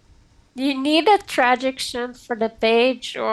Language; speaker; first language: English; non-native, learner; French